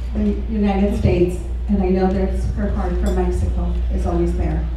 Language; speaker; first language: English; early bilingual, other home language; Spanish